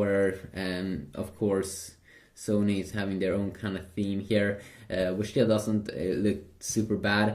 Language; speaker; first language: English; non-native, fluent; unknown